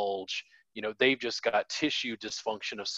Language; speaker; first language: English; native; English